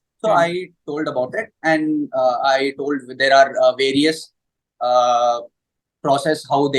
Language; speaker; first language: English; non-native, local second language; Hindi